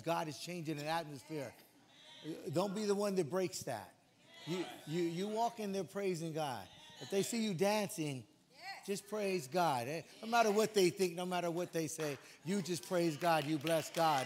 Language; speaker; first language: English; early bilingual, other home language; Spanish